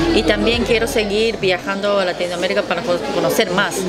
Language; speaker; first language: Spanish; non-native, fluent; Japanese